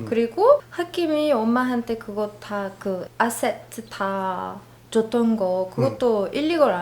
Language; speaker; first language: Korean; non-native, learner; Arabic